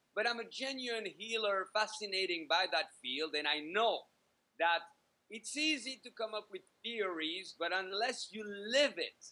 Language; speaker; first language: English; native; English